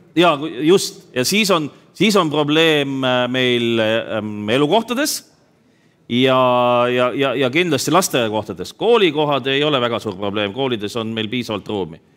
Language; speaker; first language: Estonian; native; Estonian